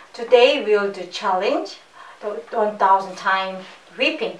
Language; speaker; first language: English; non-native, learner; Korean